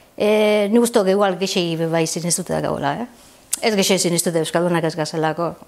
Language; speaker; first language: Basque; native; Basque